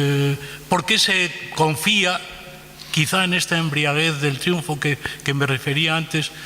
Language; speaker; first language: Spanish; native; Spanish